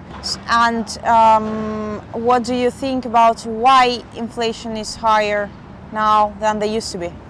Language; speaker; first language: English; non-native, fluent; Spanish